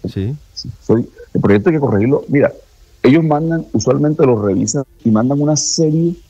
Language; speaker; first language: Spanish; native; Spanish